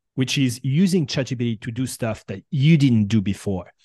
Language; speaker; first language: English; non-native, fluent; French